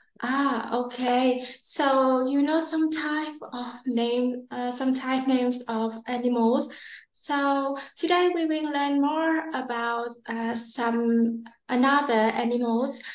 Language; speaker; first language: English; non-native, learner; Vietnamese